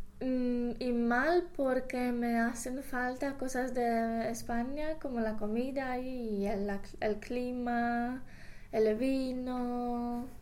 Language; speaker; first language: Spanish; non-native, fluent; Polish